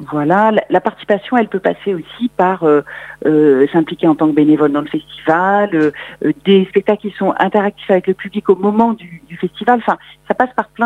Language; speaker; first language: French; native; French